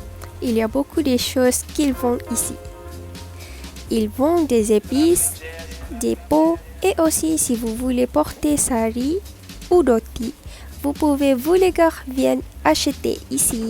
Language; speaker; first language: French; non-native, learner; Malay